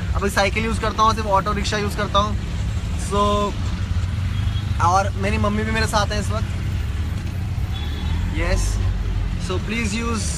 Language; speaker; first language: Hindi; native; Hindi